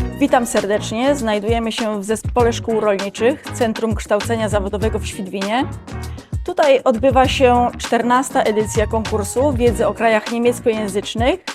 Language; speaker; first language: Polish; native; Polish